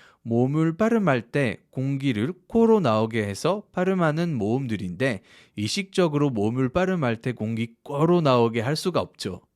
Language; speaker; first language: Korean; non-native, fluent; French